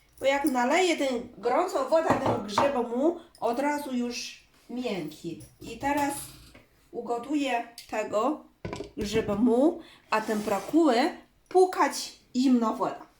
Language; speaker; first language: Polish; non-native, learner; Chinese